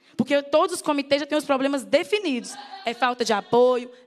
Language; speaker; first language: Portuguese; native; Portuguese